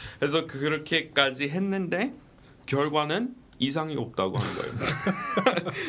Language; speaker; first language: Korean; non-native, fluent; English